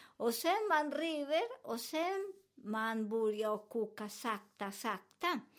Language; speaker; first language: Swedish; non-native, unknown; Spanish